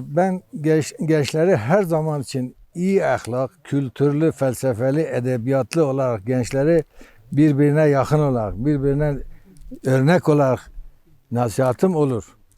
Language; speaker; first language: Turkish; native; Turkish